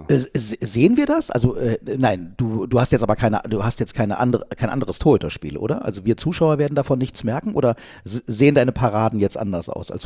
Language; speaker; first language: German; native; German